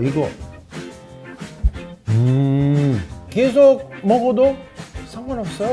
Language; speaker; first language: Korean; non-native, fluent; Italian